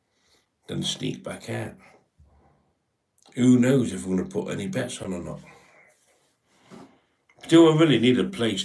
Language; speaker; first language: English; native; English